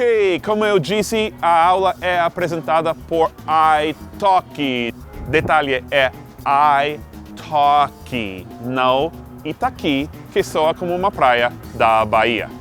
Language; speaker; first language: Portuguese; non-native, fluent; English